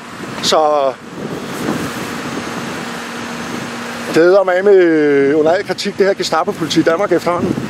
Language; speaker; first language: Danish; native; Danish